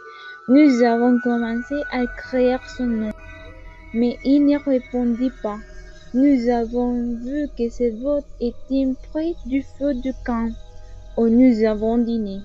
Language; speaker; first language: French; non-native, learner; Spanish